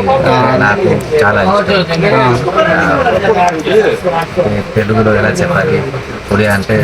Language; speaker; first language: Telugu; non-native, local second language; Odia